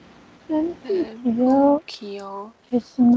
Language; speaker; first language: Japanese; non-native, learner; Chinese